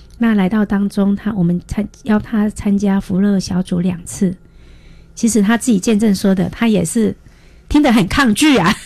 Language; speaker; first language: Chinese; native; Chinese